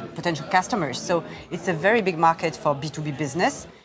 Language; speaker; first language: English; non-native, fluent; Korean